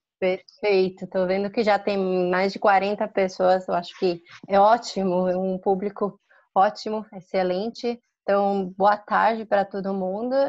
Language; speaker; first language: Portuguese; non-native, fluent; Spanish